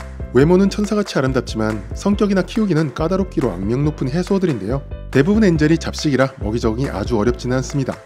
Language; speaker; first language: Korean; native; Korean